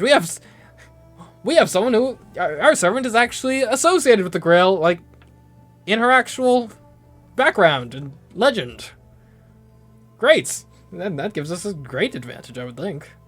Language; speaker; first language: English; native; English